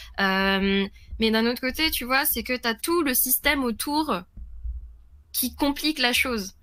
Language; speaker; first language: French; early bilingual, other home language; Vietnamese